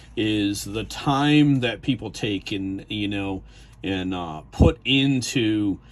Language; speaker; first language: English; native; English